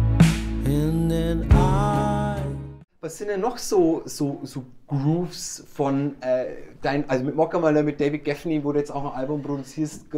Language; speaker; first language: German; native; German